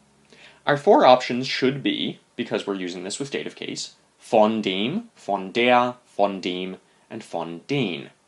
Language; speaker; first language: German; non-native, fluent; English